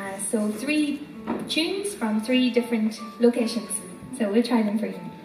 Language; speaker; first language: English; native; English